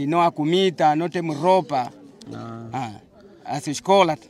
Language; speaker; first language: Portuguese; non-native, local second language; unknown